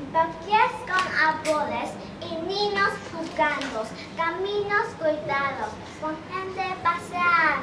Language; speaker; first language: Spanish; non-native, learner; Cantonese